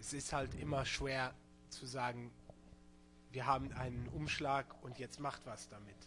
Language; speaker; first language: German; non-native, local second language; Luxembourgish